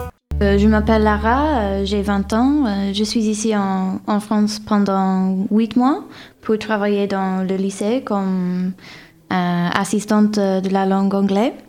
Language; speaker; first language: French; non-native, fluent; English